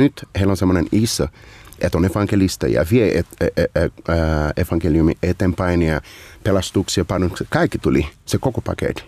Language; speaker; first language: Finnish; non-native, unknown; Portuguese